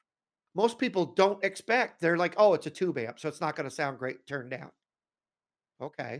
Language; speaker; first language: English; native; English